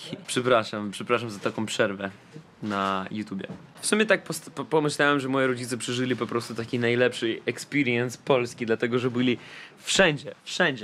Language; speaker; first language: Polish; non-native, fluent; Russian